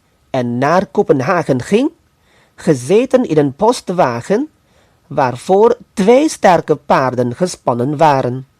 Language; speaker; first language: Dutch; non-native, fluent; Indonesian